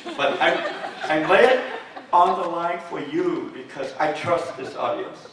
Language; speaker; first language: English; native; English